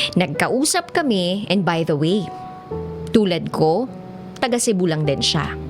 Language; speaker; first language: Filipino; native; Filipino